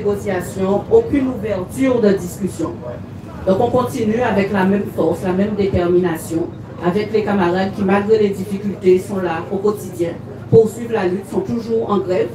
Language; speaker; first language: French; native; French